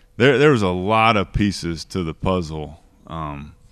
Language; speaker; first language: English; native; English